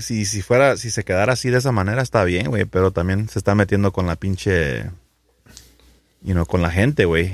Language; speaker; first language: Spanish; early bilingual, heritage; Spanish